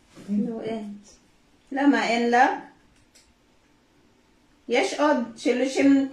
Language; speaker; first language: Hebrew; non-native, learner; Filipino